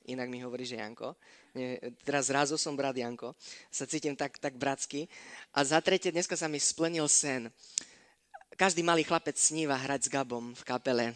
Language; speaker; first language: Slovak; non-native, fluent; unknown